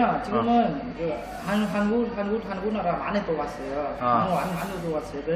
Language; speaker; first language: Korean; non-native, learner; Vietnamese